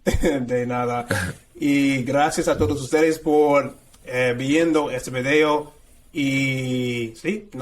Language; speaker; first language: Spanish; non-native, fluent; English